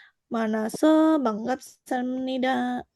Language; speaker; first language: Korean; non-native, learner; Indonesian